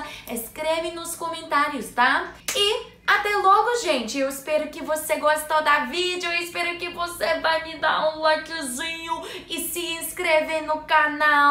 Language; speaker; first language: Portuguese; non-native, learner; English